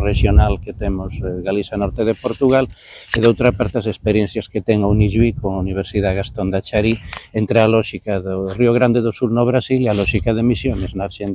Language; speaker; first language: Galician; native; Galician